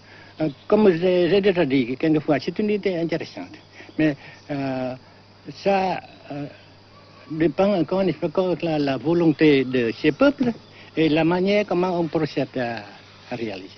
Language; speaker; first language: French; non-native, local second language; Vietnamese